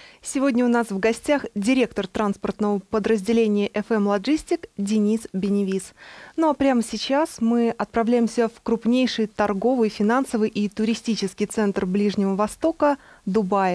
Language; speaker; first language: Russian; native; Russian